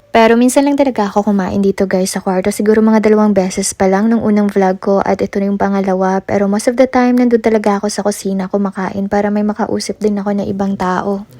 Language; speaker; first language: Filipino; non-native, local second language; Bikol